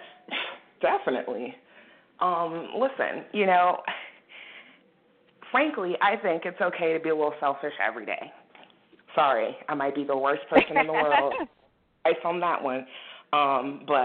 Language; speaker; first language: English; native; English